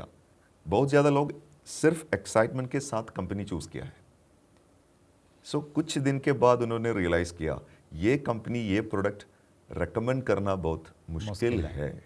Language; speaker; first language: Hindi; non-native, local second language; Malayalam